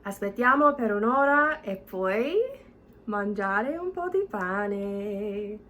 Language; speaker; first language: Italian; non-native, learner; English